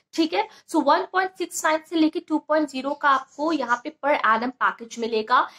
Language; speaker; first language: Hindi; native; Hindi